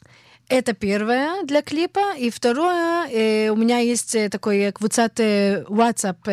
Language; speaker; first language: Russian; early bilingual, heritage; Russian